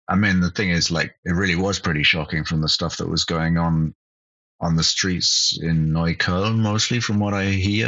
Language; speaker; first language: English; native; English